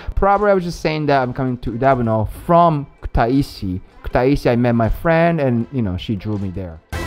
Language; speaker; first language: English; non-native, fluent; Japanese